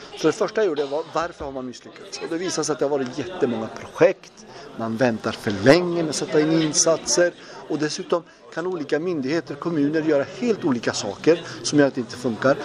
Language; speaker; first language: Swedish; early bilingual, other home language; Turoyo